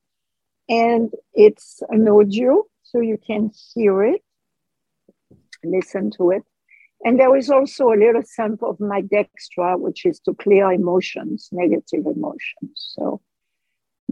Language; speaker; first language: English; non-native, fluent; French